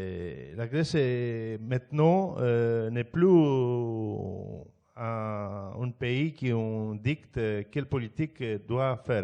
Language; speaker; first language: French; non-native, fluent; Greek